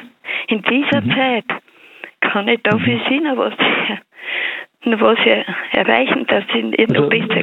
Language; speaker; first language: German; native; German